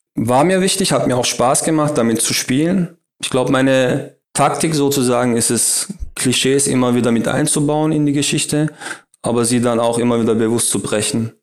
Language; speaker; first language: German; native; German